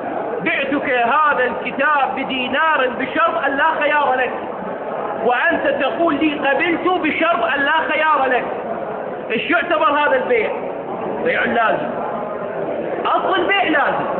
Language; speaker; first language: Arabic; native; Arabic